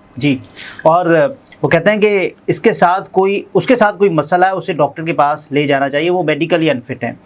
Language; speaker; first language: Urdu; native; Urdu